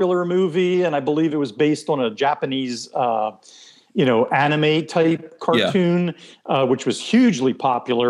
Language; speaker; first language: English; non-native, fluent; Hebrew